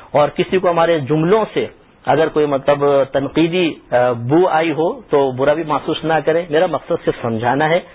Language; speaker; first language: Urdu; native; Urdu